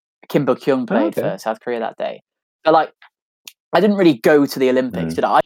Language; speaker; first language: English; native; English